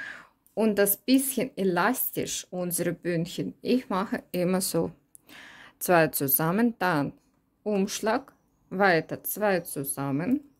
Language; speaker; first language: German; non-native, learner; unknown